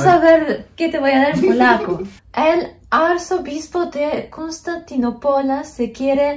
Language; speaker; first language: Spanish; non-native, fluent; Polish